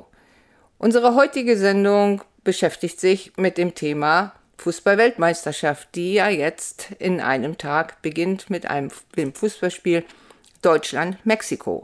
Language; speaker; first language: German; native; German